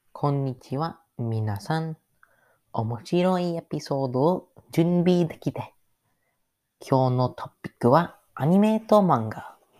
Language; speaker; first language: Japanese; non-native, learner; English